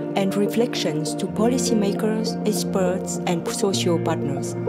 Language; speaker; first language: English; non-native, fluent; Vietnamese